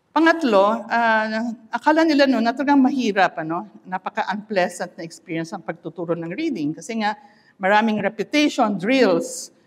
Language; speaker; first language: Filipino; non-native, local second language; Iloko